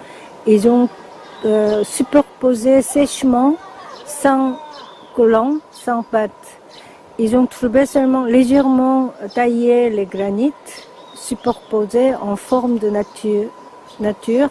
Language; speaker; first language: French; non-native, fluent; Korean